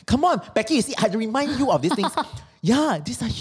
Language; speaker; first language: English; non-native, local second language; Chinese